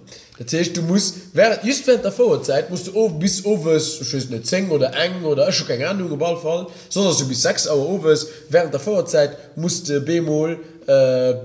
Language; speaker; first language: German; native; German